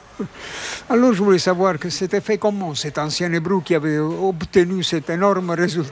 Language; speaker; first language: French; non-native, fluent; Italian